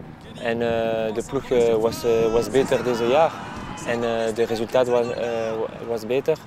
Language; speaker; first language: Dutch; non-native, local second language; Spanish